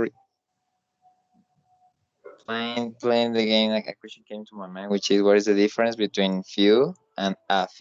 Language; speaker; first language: English; non-native, learner; Spanish